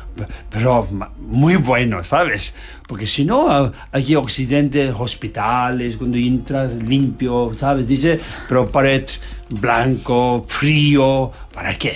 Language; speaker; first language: Spanish; non-native, learner; Tibetan